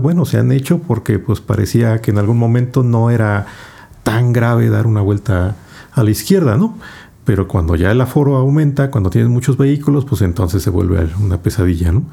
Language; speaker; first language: Spanish; native; Spanish